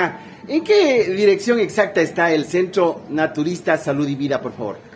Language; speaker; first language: Spanish; native; Spanish